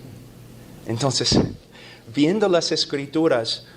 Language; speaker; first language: Spanish; non-native, fluent; English